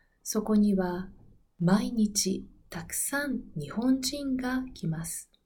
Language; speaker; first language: Japanese; non-native, learner; Spanish